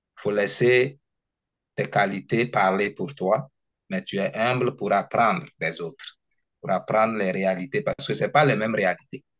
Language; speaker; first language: French; non-native, local second language; Ewe